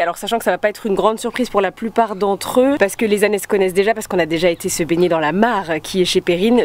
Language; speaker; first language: French; native; French